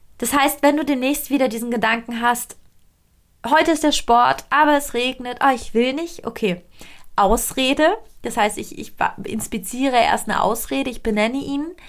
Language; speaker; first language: German; non-native, fluent; Italian